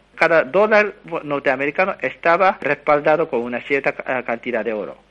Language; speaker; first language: Spanish; non-native, fluent; Japanese